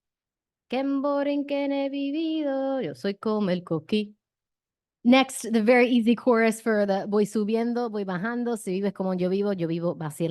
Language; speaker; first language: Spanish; non-native, fluent; English